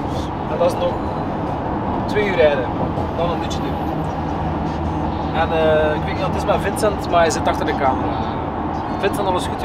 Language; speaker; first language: Dutch; native; Dutch